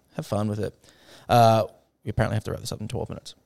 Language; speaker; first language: English; native; English